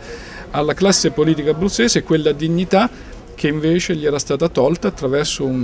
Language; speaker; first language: Italian; native; Italian